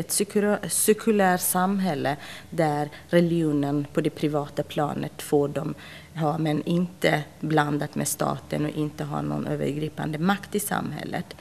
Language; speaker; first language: Swedish; non-native, fluent; Central Kurdish